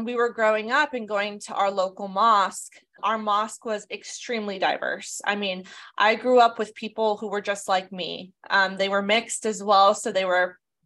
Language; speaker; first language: English; native; English